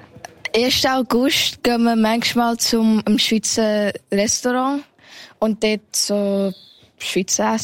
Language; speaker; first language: German; early bilingual, heritage; Thai